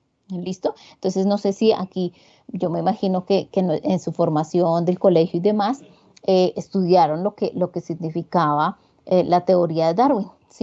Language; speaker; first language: Spanish; native; Spanish